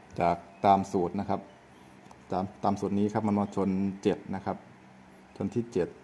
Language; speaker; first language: Thai; native; Thai